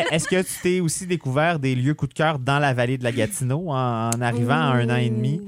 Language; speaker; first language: French; native; French